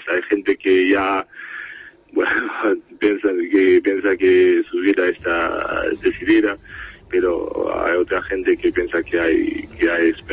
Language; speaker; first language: Spanish; non-native, fluent; Haitian Creole